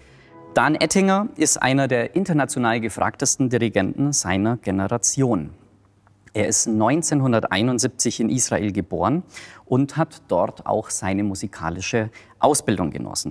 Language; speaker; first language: German; native; German